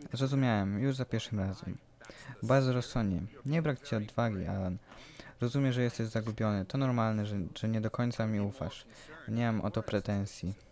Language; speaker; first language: Polish; early bilingual, heritage; Polish